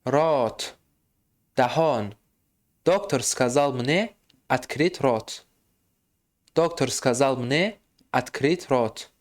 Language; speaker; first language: Russian; non-native, fluent; Tajik